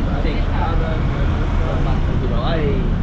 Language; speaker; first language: Spanish; non-native, learner; English